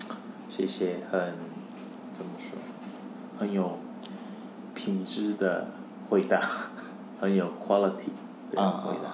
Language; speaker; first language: Chinese; non-native, fluent; Korean